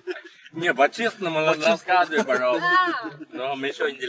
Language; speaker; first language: Russian; non-native, learner; Chinese